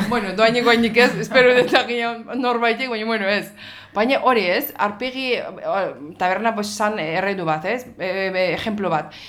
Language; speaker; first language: Basque; non-native, fluent; Azerbaijani